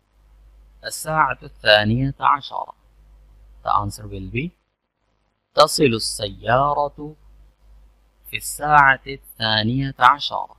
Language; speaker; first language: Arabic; non-native, fluent; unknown